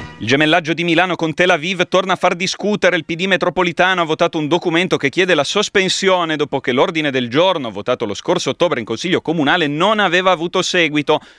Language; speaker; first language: Italian; native; Italian